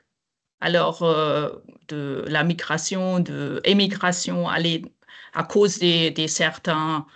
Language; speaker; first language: French; non-native, fluent; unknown